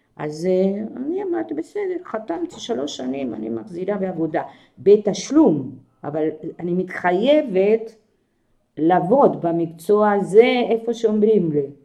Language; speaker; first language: Hebrew; non-native, fluent; Spanish